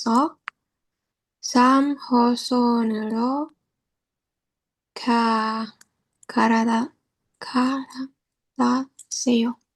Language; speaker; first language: Korean; non-native, learner; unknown